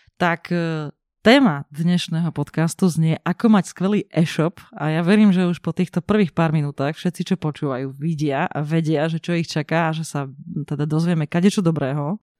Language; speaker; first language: Slovak; non-native, local second language; Hungarian